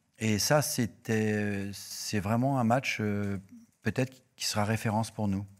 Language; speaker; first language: French; native; French